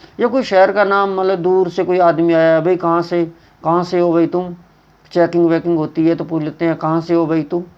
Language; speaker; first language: Hindi; native; Hindi